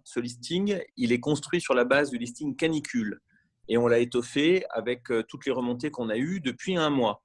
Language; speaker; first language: French; native; French